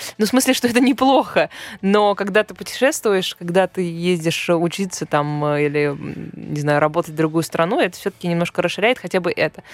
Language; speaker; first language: Russian; native; Russian